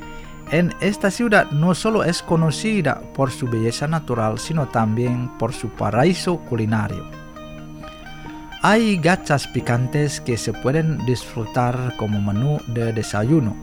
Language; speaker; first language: Spanish; non-native, fluent; Indonesian